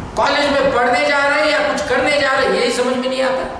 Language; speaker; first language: Hindi; non-native, local second language; Marathi